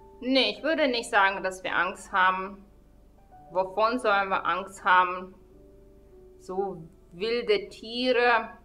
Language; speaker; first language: German; non-native, fluent; Russian